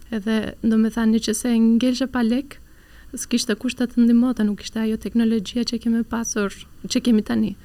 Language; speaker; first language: Albanian; early bilingual, heritage; Albanian